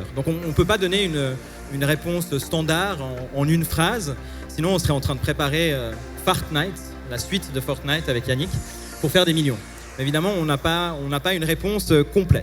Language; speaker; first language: French; native; French